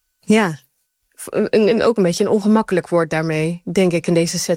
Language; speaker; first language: Dutch; native; Dutch